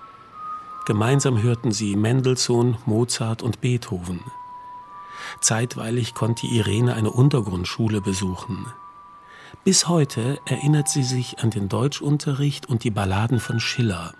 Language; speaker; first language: German; native; German